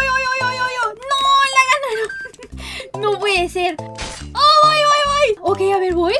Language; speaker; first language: Spanish; native; Spanish